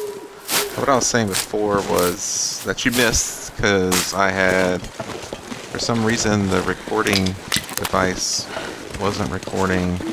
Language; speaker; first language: English; native; English